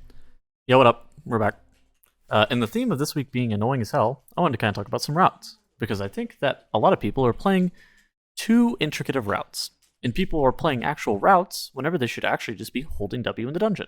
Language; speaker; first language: English; native; English